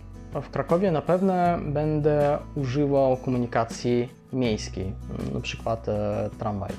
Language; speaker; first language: Polish; non-native, fluent; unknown